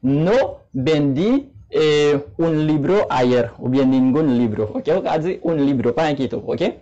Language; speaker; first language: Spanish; non-native, learner; Haitian Creole